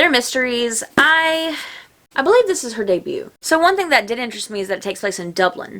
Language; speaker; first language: English; native; English